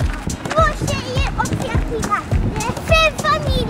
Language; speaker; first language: Swedish; early bilingual, other home language; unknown